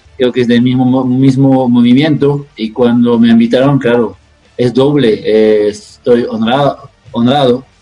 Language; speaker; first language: Spanish; non-native, fluent; French